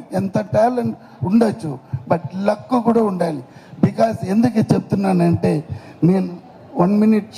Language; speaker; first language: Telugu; non-native, learner; Tamil